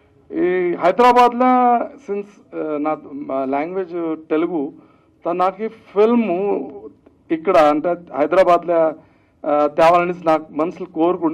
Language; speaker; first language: Telugu; early bilingual, heritage; Telugu